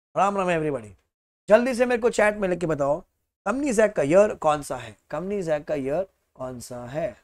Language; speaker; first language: Hindi; native; Hindi